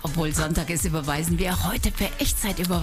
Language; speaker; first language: German; native; German